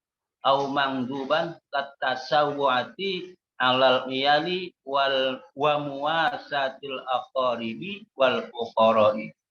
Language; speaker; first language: Arabic; non-native, fluent; Indonesian